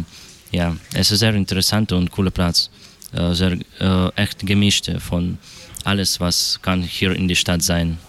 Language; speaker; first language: German; non-native, learner; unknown